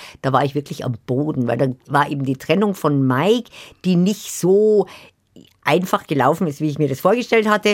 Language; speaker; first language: German; native; German